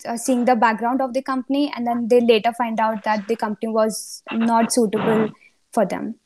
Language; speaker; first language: English; non-native, local second language; Hindi